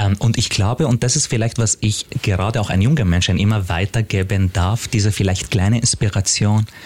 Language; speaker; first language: German; non-native, fluent; Arabic